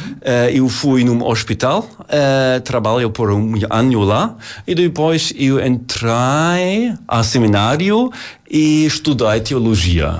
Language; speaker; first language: Portuguese; non-native, learner; German